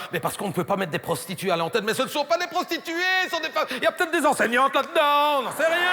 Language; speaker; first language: French; native; French